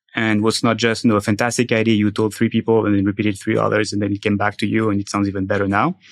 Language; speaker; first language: English; non-native, fluent; French